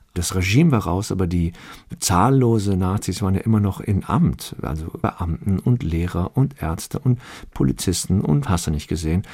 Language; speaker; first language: German; early bilingual, other home language; Turkish